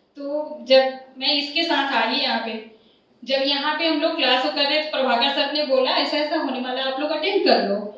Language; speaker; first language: Hindi; native; Hindi